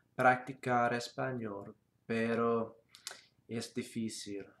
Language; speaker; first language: Spanish; non-native, learner; English